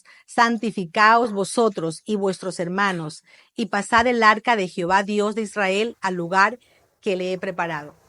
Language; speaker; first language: Spanish; native; Spanish